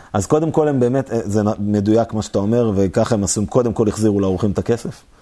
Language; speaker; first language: Hebrew; native; Hebrew